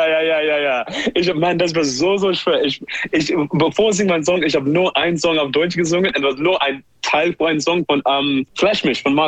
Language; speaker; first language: German; non-native, learner; English